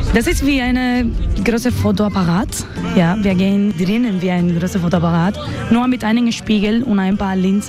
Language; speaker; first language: German; non-native, learner; Spanish